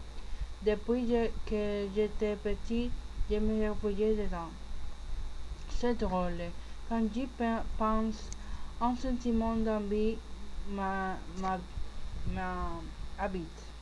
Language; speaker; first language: French; non-native, learner; Spanish